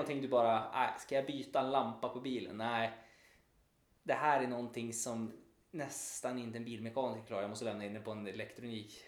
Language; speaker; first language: Swedish; native; Swedish